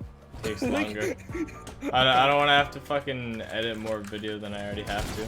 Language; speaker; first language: English; native; English